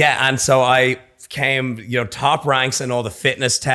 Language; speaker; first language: English; native; English